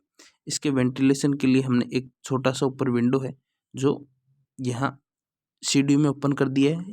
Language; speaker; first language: Hindi; native; Hindi